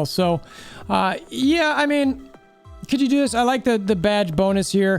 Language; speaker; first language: English; native; English